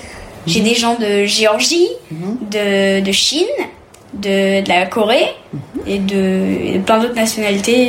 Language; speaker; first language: French; early bilingual, heritage; French